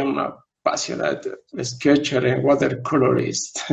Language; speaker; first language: English; non-native, learner; Spanish